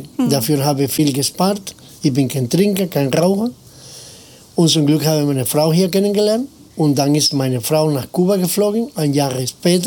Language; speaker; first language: German; non-native, fluent; Spanish